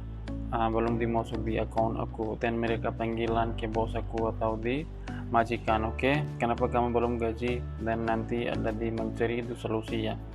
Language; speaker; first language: Indonesian; non-native, learner; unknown